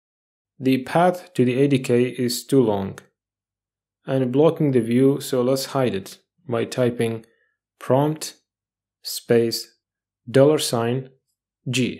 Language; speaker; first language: English; non-native, fluent; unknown